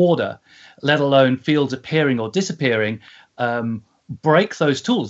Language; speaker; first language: English; native; English